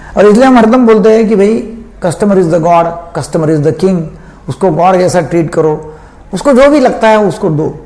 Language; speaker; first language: Hindi; non-native, local second language; Marathi